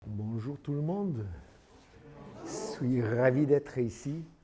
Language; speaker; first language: French; non-native, learner; English